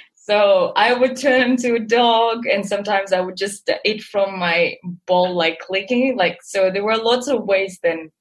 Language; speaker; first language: English; non-native, fluent; Russian